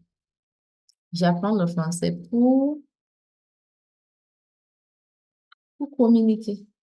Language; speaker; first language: French; non-native, fluent; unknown